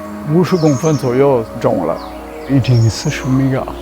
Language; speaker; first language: Chinese; non-native, fluent; French